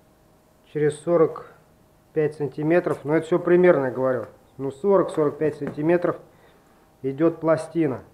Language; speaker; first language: Russian; native; Russian